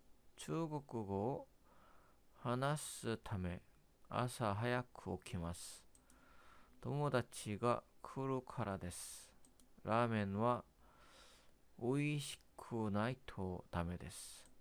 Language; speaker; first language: Japanese; non-native, learner; Korean